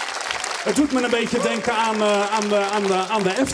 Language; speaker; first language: Dutch; native; Dutch